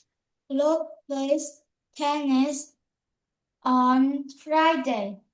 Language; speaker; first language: English; non-native, learner; Vietnamese